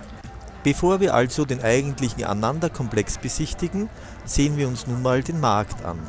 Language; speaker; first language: German; native; German